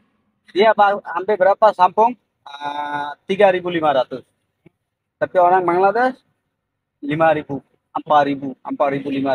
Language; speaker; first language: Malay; non-native, learner; Bangla